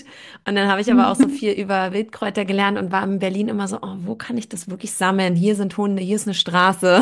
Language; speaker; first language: German; native; German